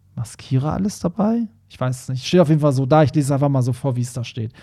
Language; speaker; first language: German; non-native, fluent; Persian